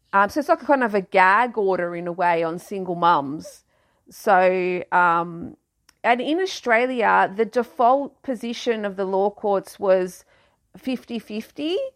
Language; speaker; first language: English; early bilingual, other home language; Greek